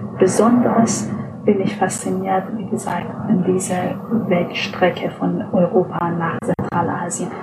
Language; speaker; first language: German; non-native, fluent; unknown